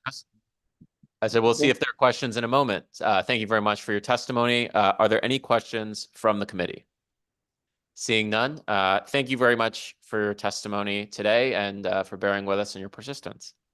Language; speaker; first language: English; native; English